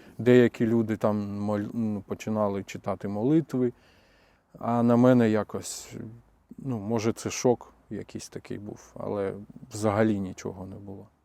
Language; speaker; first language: Ukrainian; native; Ukrainian